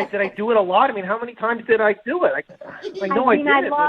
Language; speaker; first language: English; native; English